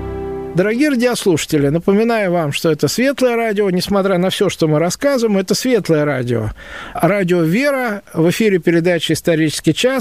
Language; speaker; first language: Russian; native; Russian